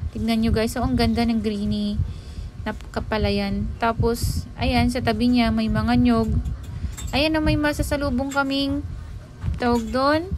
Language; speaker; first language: Filipino; non-native, local second language; Iloko